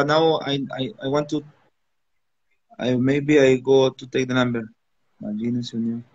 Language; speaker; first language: English; non-native, learner; Spanish